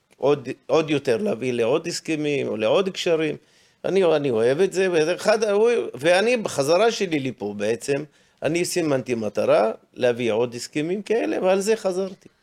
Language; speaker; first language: Hebrew; non-native, local second language; Arabic